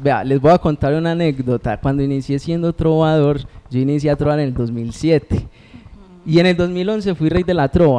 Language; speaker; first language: Spanish; native; Spanish